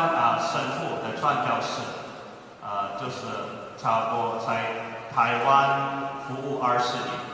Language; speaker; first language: Chinese; non-native, fluent; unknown